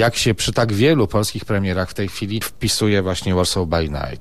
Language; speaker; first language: Polish; native; Polish